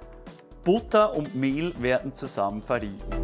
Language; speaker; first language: German; native; German